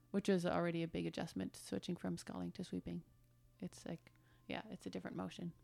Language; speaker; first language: English; early bilingual, other home language; German